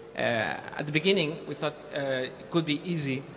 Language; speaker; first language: English; non-native, fluent; Spanish